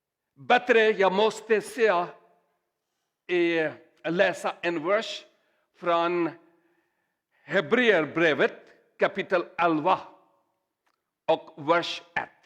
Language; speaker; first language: Swedish; non-native, learner; Urdu